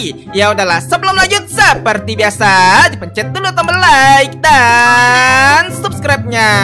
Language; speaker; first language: Indonesian; native; Indonesian